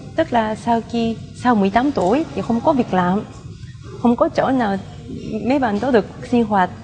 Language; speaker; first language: Vietnamese; non-native, fluent; Japanese